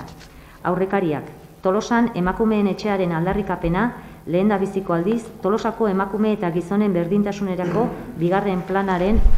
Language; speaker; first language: Basque; native; Basque